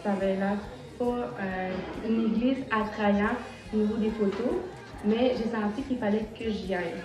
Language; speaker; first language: French; native; French